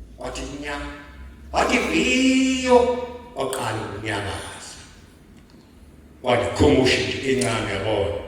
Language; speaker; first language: Zulu; native; Zulu